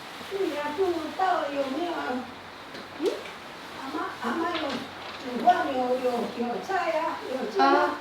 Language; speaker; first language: Chinese; non-native, local second language; Amis